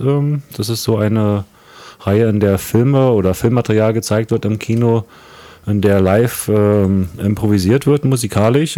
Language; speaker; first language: German; native; German